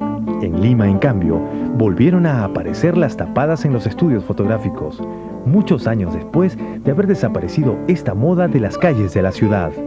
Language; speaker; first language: Spanish; native; Spanish